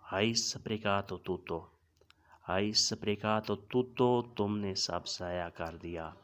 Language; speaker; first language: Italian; non-native, learner; Urdu